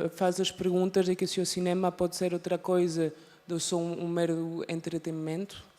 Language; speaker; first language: Portuguese; non-native, learner; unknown